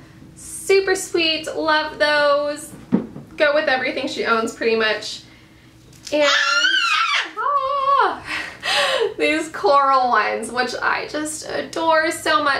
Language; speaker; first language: English; native; English